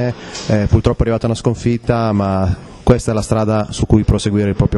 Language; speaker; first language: Italian; native; Italian